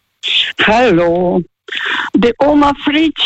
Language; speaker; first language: German; non-native, fluent; Russian